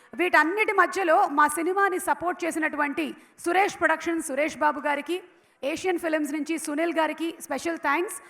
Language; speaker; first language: Telugu; non-native, local second language; Malayalam